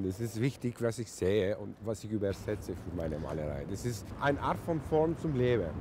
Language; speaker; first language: German; non-native, fluent; Turkish